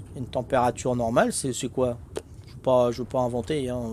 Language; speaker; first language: French; native; French